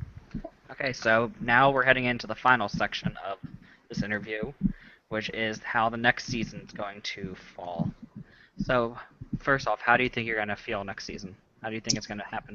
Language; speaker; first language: English; native; English